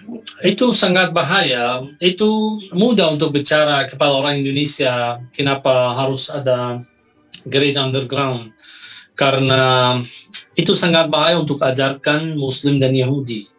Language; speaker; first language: Indonesian; non-native, fluent; Arabic